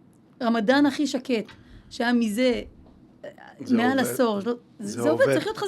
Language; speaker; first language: Hebrew; native; Hebrew